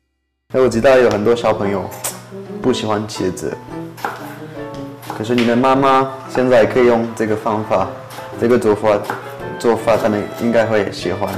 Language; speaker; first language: Chinese; non-native, fluent; French